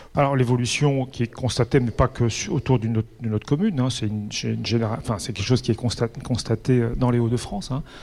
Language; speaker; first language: French; native; French